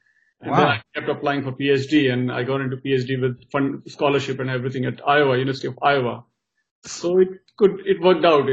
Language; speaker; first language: English; non-native, local second language; Hindi